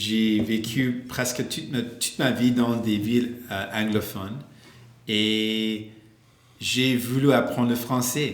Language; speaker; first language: French; non-native, local second language; English